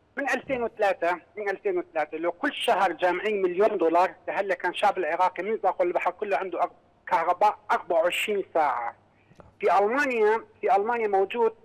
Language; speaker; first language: Arabic; non-native, local second language; Kurdish